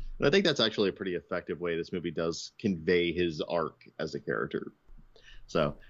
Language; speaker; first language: English; native; English